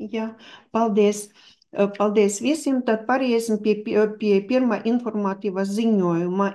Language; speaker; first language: Latvian; non-native, local second language; Russian